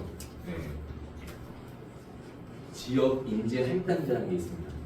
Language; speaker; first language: Korean; native; Korean